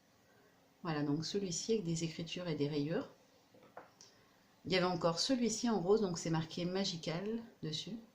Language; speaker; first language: French; native; French